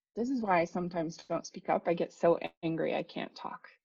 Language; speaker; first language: English; native; English